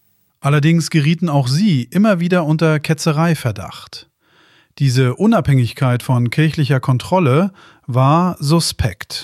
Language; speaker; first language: German; native; German